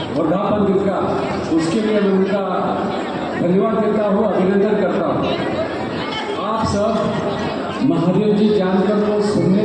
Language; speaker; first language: Hindi; non-native, local second language; Kannada